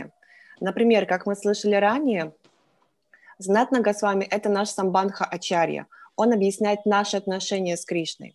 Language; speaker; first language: Russian; native; Russian